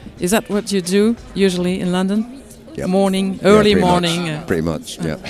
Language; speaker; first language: English; non-native, learner; French